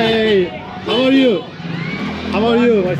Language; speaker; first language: English; non-native, learner; Turkish